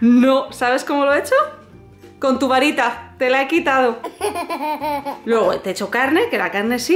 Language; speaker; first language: Spanish; native; Spanish